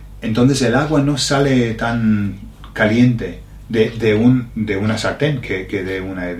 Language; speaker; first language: Spanish; non-native, fluent; English